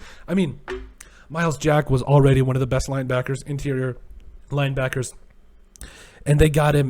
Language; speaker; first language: English; native; English